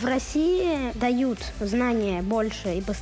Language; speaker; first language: Russian; early bilingual, heritage; Russian